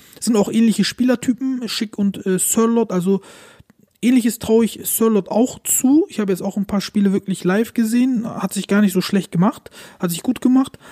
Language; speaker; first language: German; early bilingual, other home language; Turkish